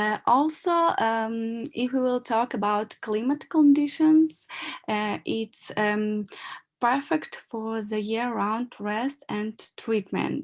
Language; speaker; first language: English; non-native, learner; Ukrainian